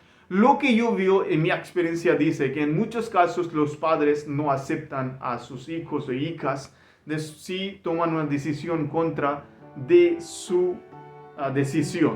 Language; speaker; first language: Spanish; non-native, learner; Hindi